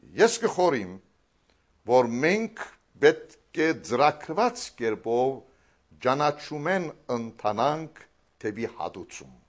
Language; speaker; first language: Armenian; native; Armenian